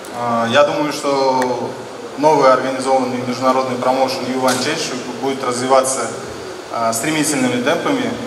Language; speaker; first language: Russian; non-native, local second language; Uzbek